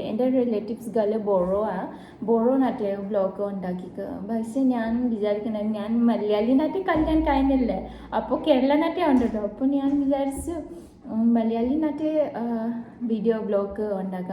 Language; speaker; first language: Malayalam; non-native, learner; Bodo